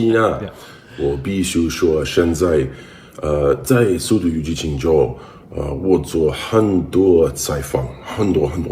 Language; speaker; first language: Chinese; non-native, learner; English